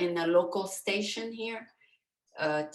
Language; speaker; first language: English; non-native, fluent; French